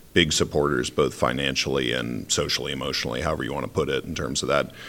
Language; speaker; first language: English; native; English